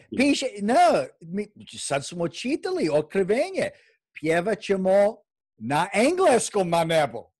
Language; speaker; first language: Croatian; non-native, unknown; English